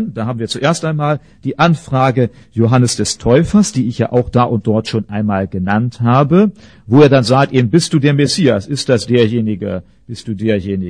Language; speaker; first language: German; native; German